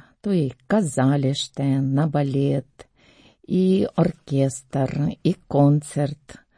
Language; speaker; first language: Croatian; non-native, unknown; Ukrainian